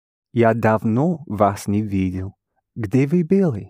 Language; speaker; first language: Russian; non-native, learner; English